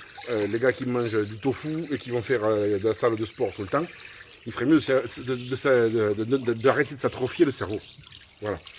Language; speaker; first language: French; native; French